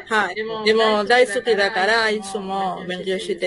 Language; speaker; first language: Japanese; non-native, learner; Spanish